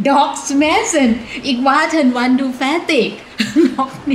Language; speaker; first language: German; non-native, learner; Thai